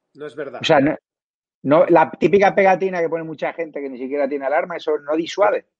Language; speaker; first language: Spanish; native; Spanish